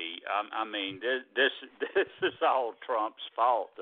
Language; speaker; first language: English; native; English